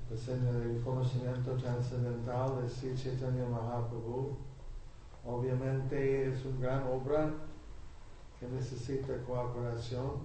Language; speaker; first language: Spanish; non-native, learner; English